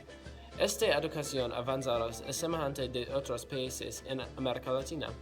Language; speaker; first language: Spanish; non-native, learner; English